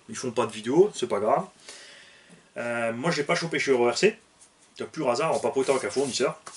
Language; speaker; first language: French; native; French